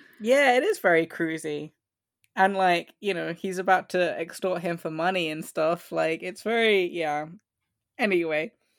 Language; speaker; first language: English; native; English